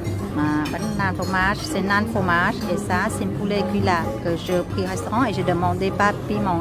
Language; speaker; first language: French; non-native, learner; Vietnamese